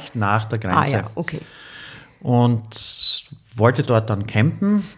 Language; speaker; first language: German; native; German